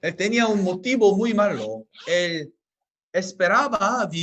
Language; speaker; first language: Spanish; non-native, fluent; Korean